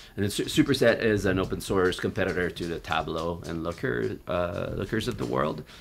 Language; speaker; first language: English; native; English